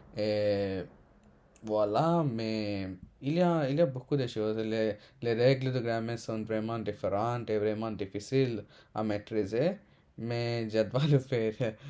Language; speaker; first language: French; non-native, learner; Telugu